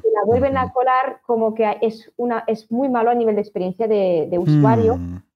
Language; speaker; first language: Spanish; non-native, fluent; French